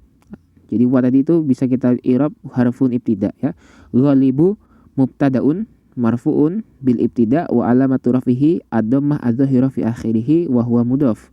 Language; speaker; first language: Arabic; non-native, fluent; Indonesian